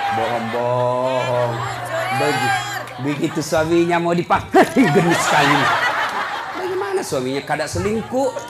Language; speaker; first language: Indonesian; non-native, local second language; Buginese